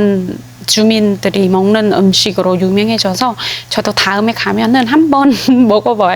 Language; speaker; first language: Korean; non-native, fluent; Khmer